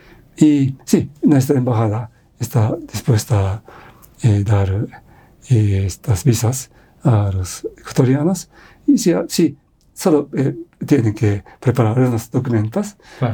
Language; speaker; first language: Spanish; non-native, fluent; Japanese